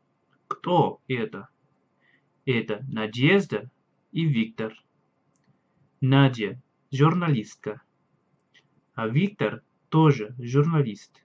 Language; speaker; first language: Russian; non-native, learner; English